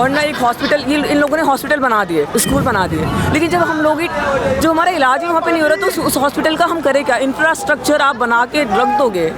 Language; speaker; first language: Hindi; native; Hindi